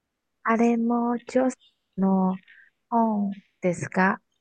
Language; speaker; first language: Japanese; non-native, learner; Chinese